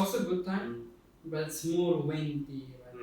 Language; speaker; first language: English; non-native, fluent; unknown